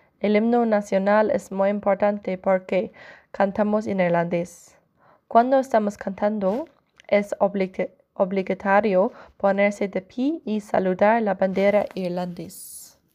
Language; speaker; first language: Spanish; non-native, learner; English